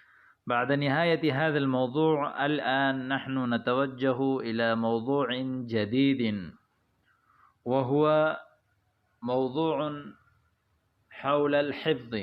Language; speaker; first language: Arabic; non-native, fluent; Urdu